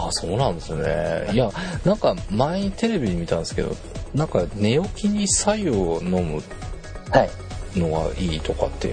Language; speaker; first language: Japanese; native; Japanese